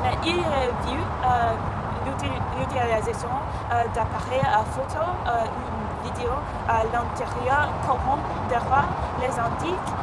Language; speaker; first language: French; non-native, learner; English